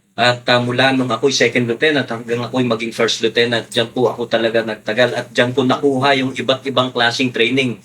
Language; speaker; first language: Filipino; non-native, local second language; Pampanga